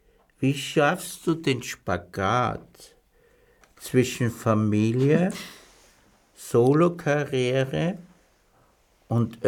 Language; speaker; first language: German; native; German